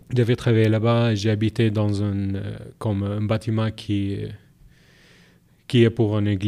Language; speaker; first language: French; non-native, learner; Arabic